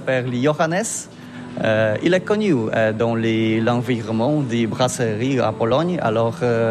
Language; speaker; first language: French; non-native, fluent; Polish